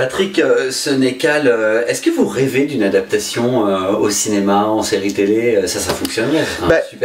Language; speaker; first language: French; native; French